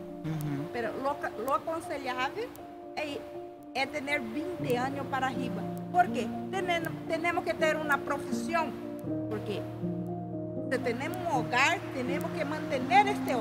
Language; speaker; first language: Spanish; non-native, learner; Portuguese